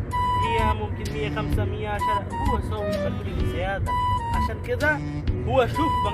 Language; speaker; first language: Arabic; non-native, learner; Bangla